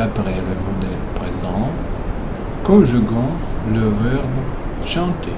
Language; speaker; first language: French; non-native, fluent; Russian